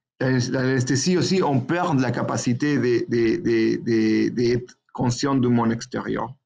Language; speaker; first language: French; non-native, fluent; Spanish